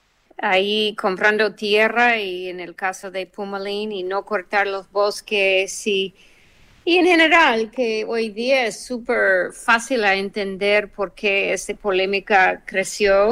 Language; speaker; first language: Spanish; non-native, fluent; English